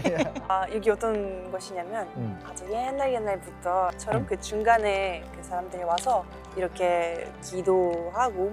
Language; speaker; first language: Korean; non-native, fluent; Russian